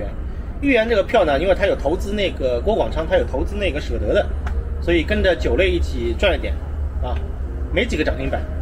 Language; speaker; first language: Chinese; native; Chinese